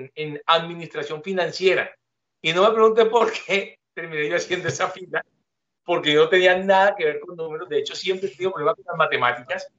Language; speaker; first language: Spanish; native; Spanish